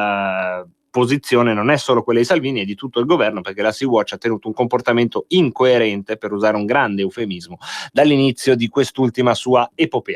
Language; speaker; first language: Italian; native; Italian